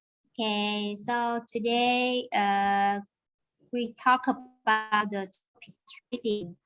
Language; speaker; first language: English; non-native, learner; Vietnamese